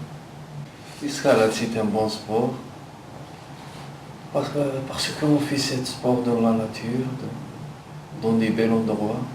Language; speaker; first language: French; non-native, fluent; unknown